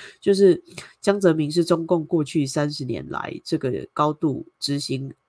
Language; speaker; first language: Chinese; native; Chinese